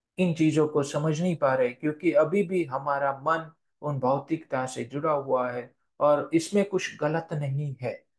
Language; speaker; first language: Hindi; non-native, local second language; Gujarati